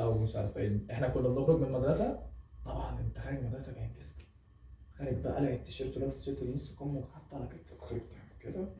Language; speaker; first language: Arabic; native; Arabic